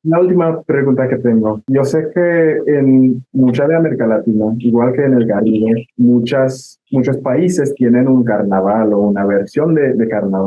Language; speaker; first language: Spanish; non-native, fluent; English